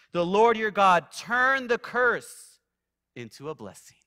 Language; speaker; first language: English; native; English